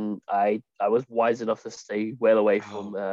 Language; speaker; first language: English; native; English